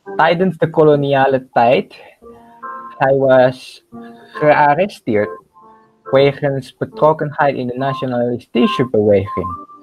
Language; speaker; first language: Dutch; non-native, learner; Indonesian